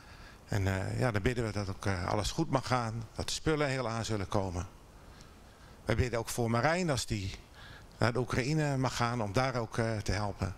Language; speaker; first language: Dutch; native; Dutch